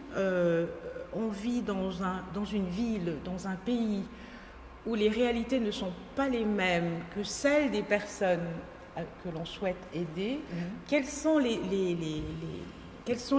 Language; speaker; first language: French; native; French